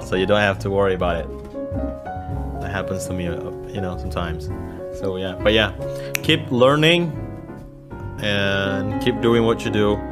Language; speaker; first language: English; non-native, fluent; Indonesian